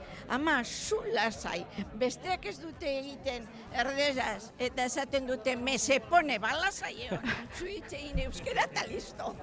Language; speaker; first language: Basque; non-native, learner; Spanish